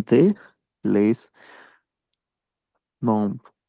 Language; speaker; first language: French; non-native, learner; Hindi